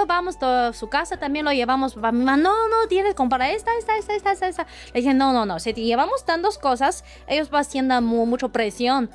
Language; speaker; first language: Spanish; non-native, learner; Chinese